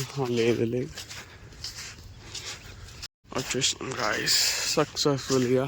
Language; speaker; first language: Telugu; native; Telugu